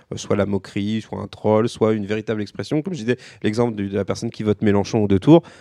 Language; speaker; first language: French; native; French